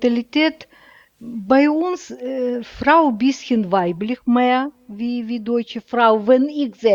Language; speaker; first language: German; non-native, learner; Russian